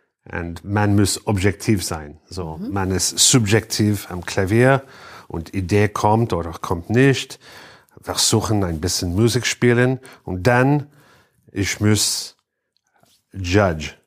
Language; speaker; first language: German; non-native, learner; English